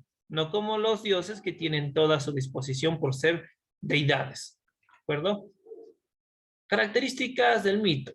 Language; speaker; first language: Spanish; native; Spanish